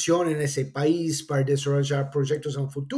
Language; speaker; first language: Spanish; non-native, fluent; English